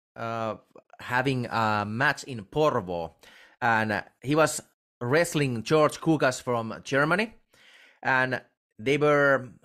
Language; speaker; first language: English; non-native, fluent; Finnish